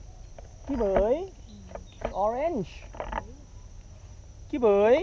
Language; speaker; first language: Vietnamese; non-native, learner; Thai